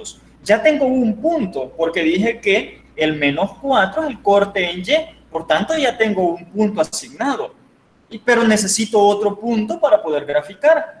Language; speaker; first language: Spanish; native; Spanish